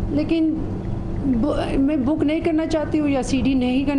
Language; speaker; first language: Hindi; non-native, fluent; English